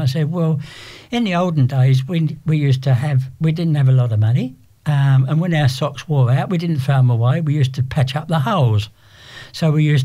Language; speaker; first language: English; native; English